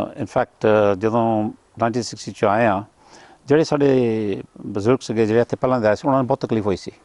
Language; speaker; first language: Punjabi; early bilingual, heritage; Punjabi